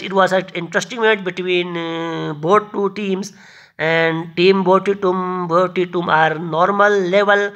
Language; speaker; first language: English; non-native, learner; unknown